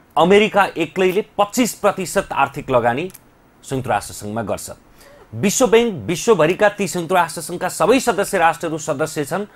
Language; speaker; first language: Nepali; native; Nepali